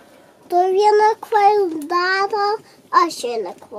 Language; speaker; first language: Lithuanian; early bilingual, heritage; Lithuanian